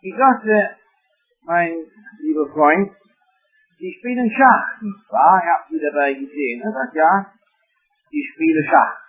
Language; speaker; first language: German; non-native, fluent; English